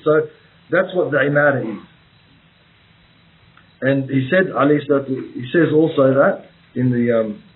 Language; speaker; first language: English; native; English